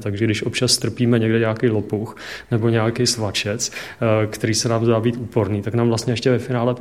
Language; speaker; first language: Czech; native; Czech